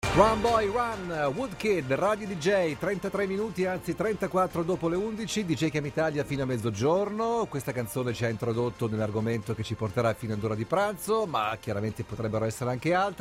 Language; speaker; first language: Italian; native; Italian